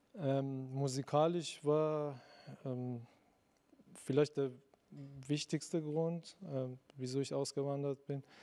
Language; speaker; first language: German; non-native, fluent; Persian